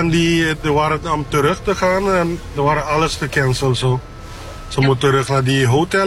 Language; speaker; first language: Dutch; non-native, local second language; Papiamento